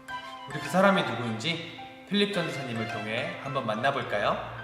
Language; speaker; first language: Korean; native; Korean